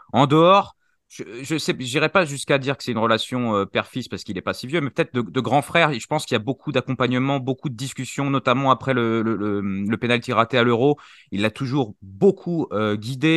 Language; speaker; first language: French; native; French